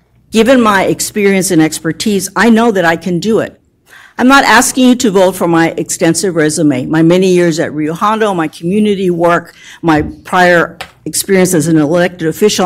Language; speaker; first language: English; early bilingual, other home language; Spanish